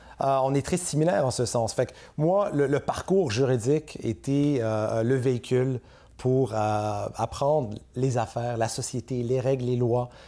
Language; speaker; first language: French; native; French